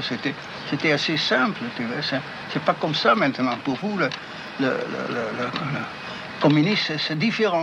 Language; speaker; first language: French; non-native, fluent; Dutch